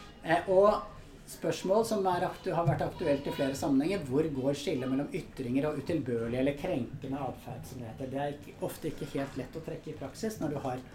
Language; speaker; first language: Norwegian; native; Norwegian